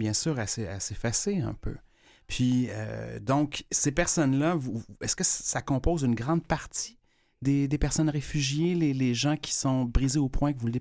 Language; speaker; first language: French; native; French